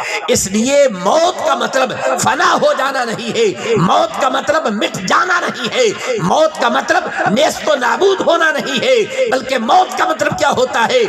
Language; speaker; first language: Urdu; non-native, local second language; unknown